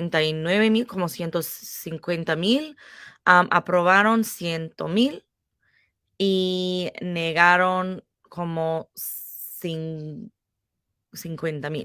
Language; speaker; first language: Spanish; non-native, fluent; English